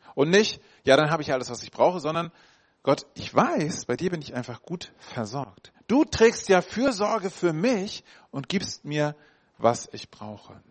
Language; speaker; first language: German; native; German